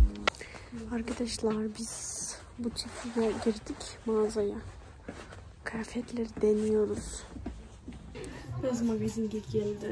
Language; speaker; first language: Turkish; non-native, learner; Kazakh